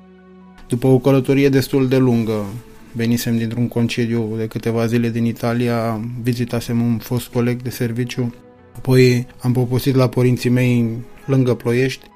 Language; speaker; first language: Romanian; native; Romanian